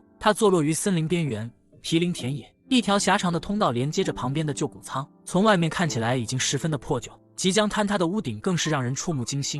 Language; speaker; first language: Chinese; native; Chinese